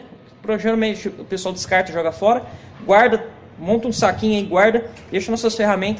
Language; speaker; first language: Portuguese; native; Portuguese